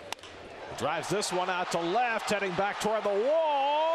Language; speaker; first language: English; native; English